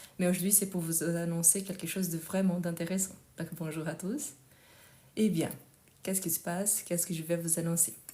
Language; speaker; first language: French; non-native, fluent; Portuguese